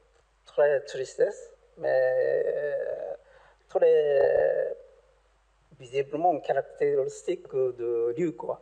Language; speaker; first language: French; non-native, learner; Japanese